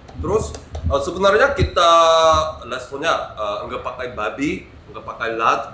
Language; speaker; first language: Indonesian; non-native, learner; Korean